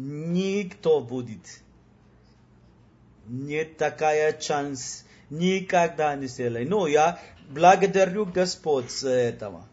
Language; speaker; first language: Russian; non-native, learner; Spanish